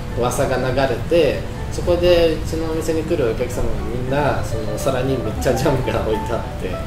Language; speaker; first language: Japanese; non-native, fluent; Russian